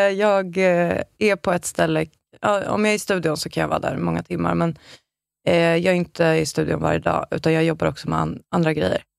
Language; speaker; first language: Swedish; native; Swedish